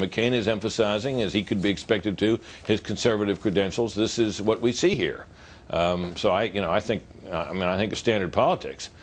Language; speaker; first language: English; native; English